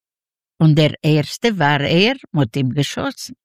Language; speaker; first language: German; non-native, learner; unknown